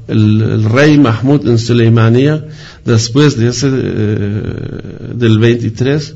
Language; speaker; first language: Spanish; non-native, fluent; Kurdish